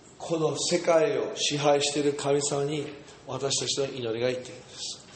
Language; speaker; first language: Japanese; non-native, fluent; English